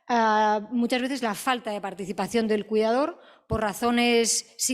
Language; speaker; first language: Spanish; native; Spanish